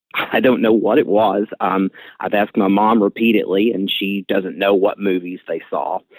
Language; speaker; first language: English; native; English